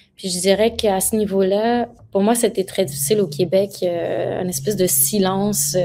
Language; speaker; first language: French; native; French